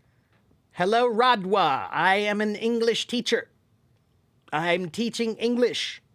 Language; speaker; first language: English; non-native, fluent; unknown